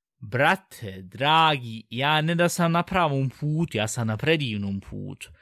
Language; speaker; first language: Bosnian; early bilingual, heritage; Bosnian